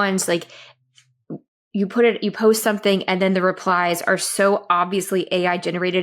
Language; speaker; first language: English; native; English